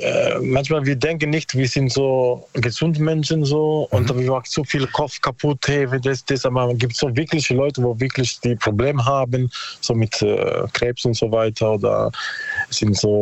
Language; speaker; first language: German; non-native, learner; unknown